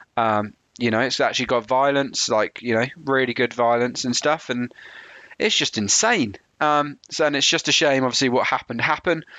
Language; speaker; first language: English; native; English